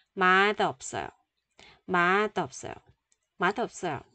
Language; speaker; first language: Korean; non-native, fluent; Vietnamese